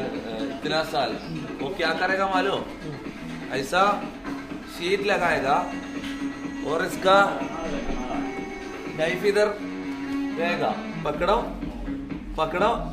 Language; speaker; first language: Hindi; non-native, local second language; Malayalam